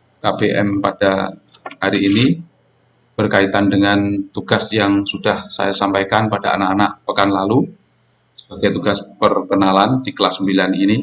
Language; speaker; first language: Indonesian; non-native, local second language; Javanese